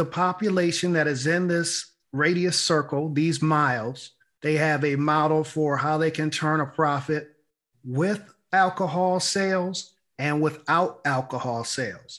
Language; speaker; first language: English; native; English